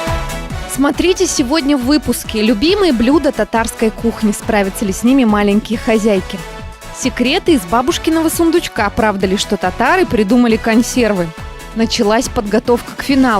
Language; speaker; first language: Russian; native; Russian